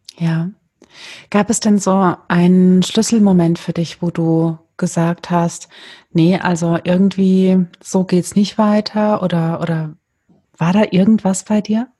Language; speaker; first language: German; native; German